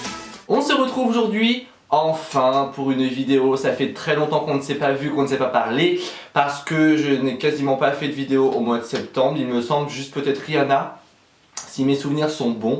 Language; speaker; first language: French; native; French